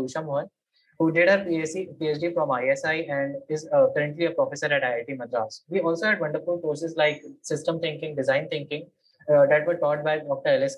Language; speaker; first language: English; non-native, local second language; Hindi